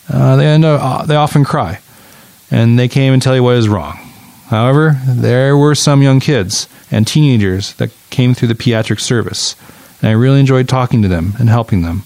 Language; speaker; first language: English; native; English